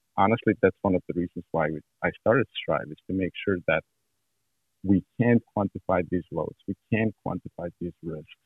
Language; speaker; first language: English; non-native, fluent; Serbian